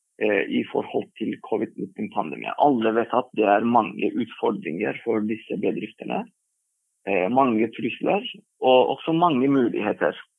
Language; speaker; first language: Norwegian; non-native, fluent; Turkish